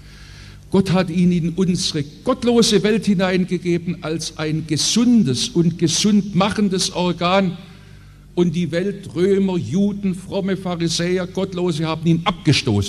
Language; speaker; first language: German; native; German